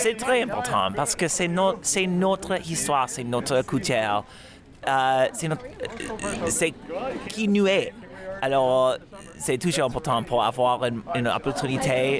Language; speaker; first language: French; non-native, learner; English